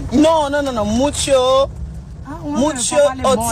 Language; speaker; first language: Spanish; non-native, learner; Haitian Creole